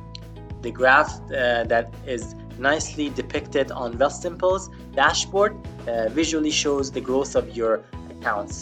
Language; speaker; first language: English; non-native, fluent; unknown